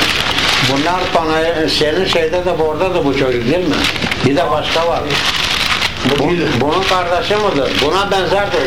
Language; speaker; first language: Greek; non-native, local second language; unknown